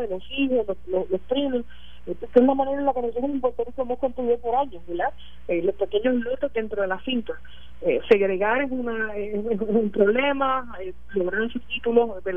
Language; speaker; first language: Spanish; native; Spanish